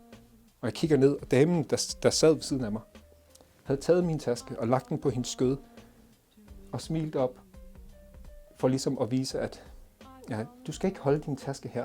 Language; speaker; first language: Danish; early bilingual, other home language; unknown